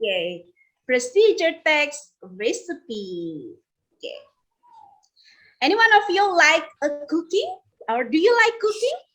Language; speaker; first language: English; non-native, learner; Indonesian